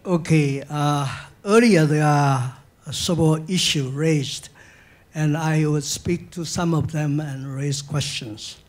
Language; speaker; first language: English; non-native, fluent; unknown